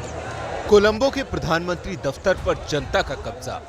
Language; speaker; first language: Hindi; native; Hindi